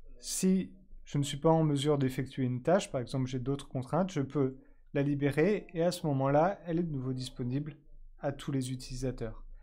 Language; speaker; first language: French; native; French